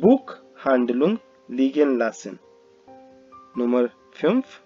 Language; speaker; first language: German; non-native, fluent; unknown